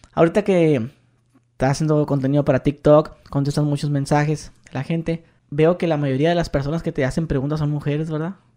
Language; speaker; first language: Spanish; native; Spanish